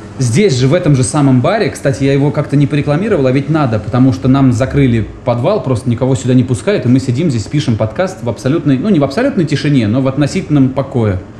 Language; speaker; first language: Russian; native; Russian